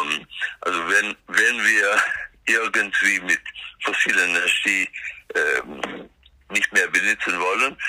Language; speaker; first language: German; non-native, fluent; Swedish